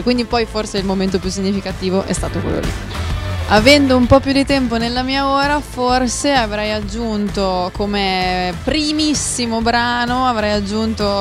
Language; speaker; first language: Italian; native; Italian